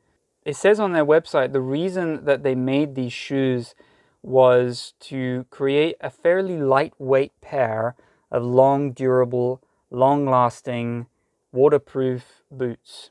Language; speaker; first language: English; native; English